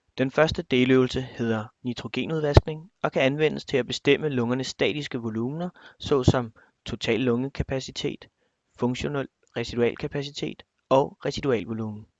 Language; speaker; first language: Danish; native; Danish